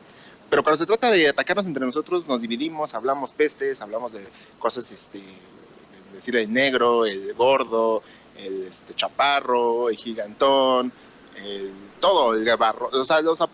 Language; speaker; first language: Spanish; native; Spanish